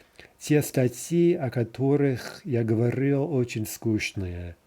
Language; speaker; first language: Russian; non-native, fluent; English